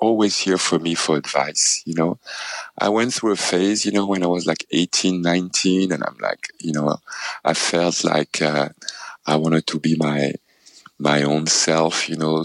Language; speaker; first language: English; non-native, local second language; French